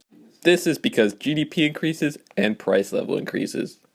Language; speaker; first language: English; native; English